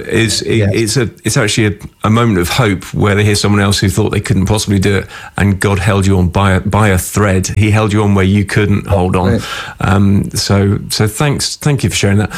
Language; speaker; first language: English; native; English